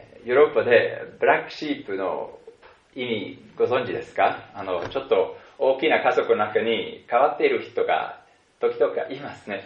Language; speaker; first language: Japanese; non-native, fluent; German